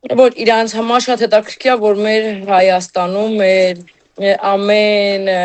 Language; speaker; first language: Armenian; native; Armenian